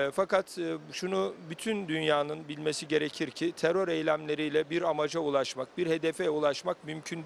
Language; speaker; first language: Turkish; native; Turkish